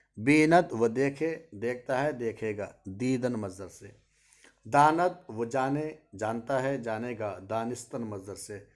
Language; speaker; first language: Urdu; native; Urdu